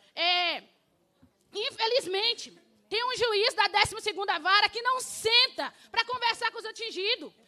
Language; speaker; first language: Portuguese; native; Portuguese